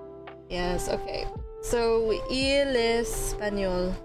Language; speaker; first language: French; non-native, learner; English